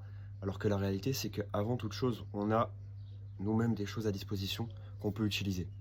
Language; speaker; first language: French; native; French